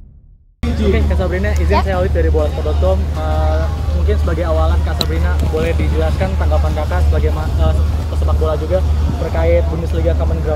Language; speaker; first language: Indonesian; native; Indonesian